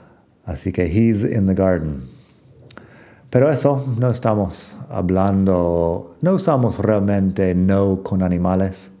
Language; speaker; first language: Spanish; non-native, fluent; English